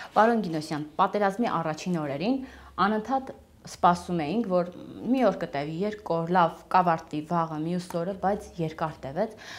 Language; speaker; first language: Armenian; native; Armenian